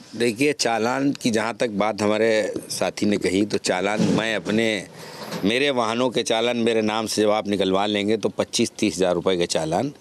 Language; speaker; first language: Hindi; native; Hindi